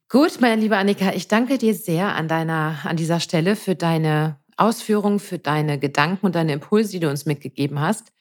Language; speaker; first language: German; native; German